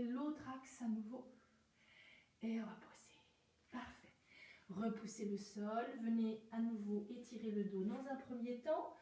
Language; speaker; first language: French; native; French